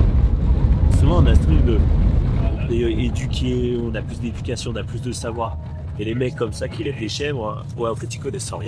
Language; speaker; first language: French; native; French